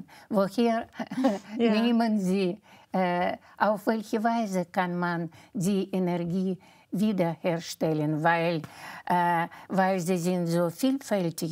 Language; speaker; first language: German; non-native, fluent; Russian